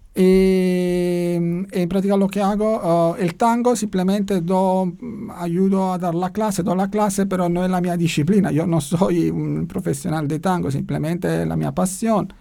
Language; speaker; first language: Spanish; non-native, learner; Italian